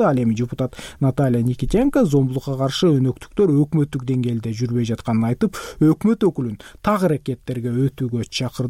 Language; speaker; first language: Kyrgyz; native; Kyrgyz